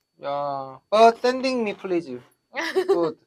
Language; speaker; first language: English; non-native, learner; Korean